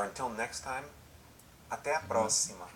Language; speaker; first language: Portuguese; non-native, learner; English